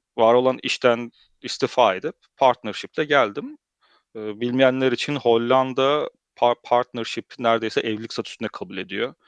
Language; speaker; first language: Turkish; early bilingual, heritage; Turkish